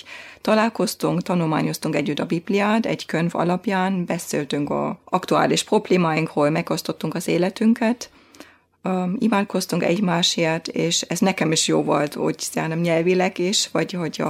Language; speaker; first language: Hungarian; non-native, fluent; German